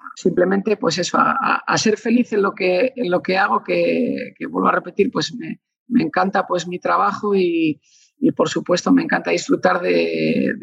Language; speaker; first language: Spanish; native; Spanish